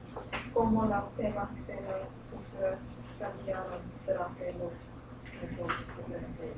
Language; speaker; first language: Spanish; non-native, learner; English